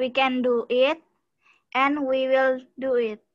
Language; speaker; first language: English; non-native, learner; Indonesian